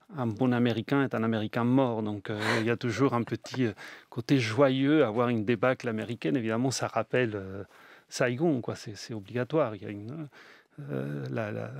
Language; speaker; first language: French; early bilingual, other home language; Spanish